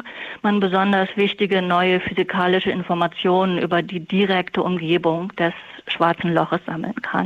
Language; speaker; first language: German; native; German